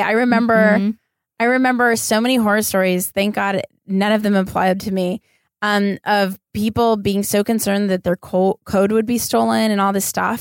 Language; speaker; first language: English; native; English